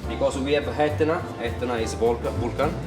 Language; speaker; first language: English; non-native, learner; Italian